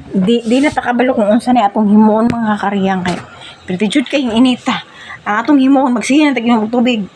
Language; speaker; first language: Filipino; non-native, local second language; Cebuano